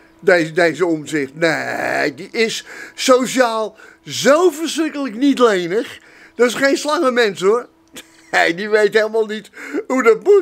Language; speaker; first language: Dutch; native; Dutch